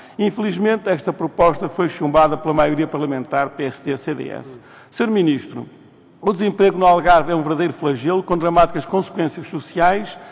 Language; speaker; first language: Portuguese; native; Portuguese